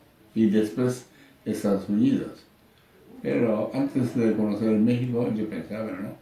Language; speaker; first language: Spanish; non-native, learner; Japanese